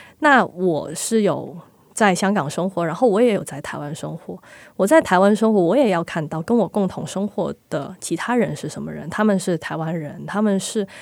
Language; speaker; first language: Chinese; non-native, local second language; Cantonese